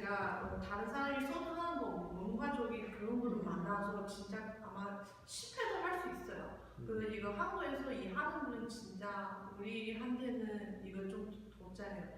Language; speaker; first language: Korean; non-native, learner; Chinese